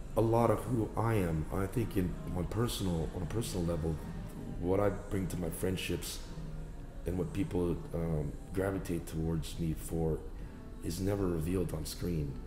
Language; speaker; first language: English; native; English